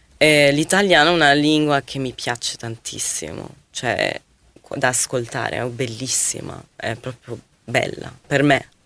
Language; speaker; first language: Italian; non-native, fluent; Arabic